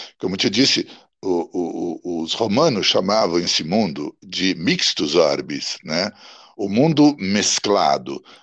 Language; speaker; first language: Portuguese; early bilingual, other home language; Italian